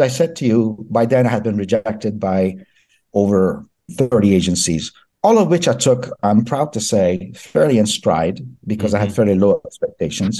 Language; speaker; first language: English; non-native, fluent; Persian